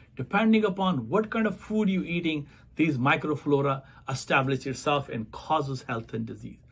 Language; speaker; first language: English; non-native, local second language; Punjabi